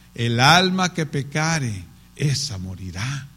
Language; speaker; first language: Spanish; native; Spanish